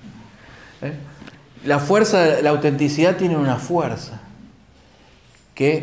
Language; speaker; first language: Spanish; native; Spanish